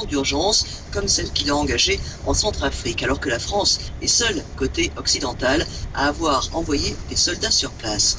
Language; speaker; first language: French; native; French